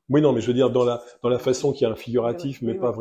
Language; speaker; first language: French; native; French